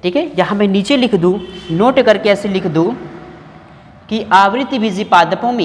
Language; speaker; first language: Hindi; native; Hindi